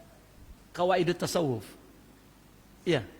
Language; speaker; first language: Arabic; non-native, fluent; Malay